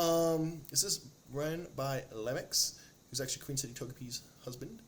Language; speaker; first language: English; native; English